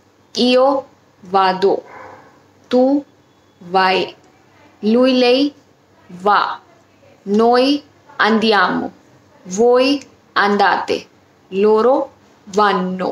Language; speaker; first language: Italian; non-native, learner; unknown